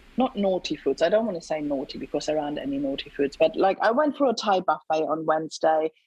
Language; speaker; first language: English; non-native, fluent; German